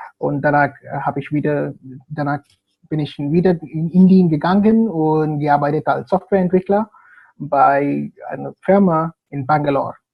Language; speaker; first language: German; non-native, learner; Telugu